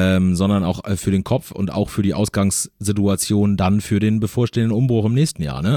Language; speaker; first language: German; native; German